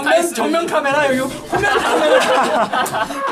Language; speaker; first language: Korean; native; Korean